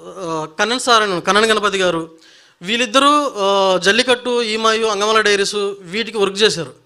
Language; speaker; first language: Telugu; native; Telugu